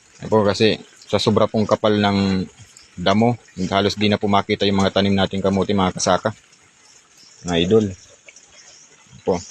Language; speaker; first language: Filipino; non-native, local second language; Bikol